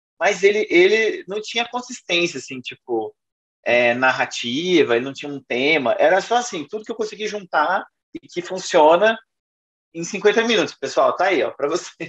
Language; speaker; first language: Portuguese; native; Portuguese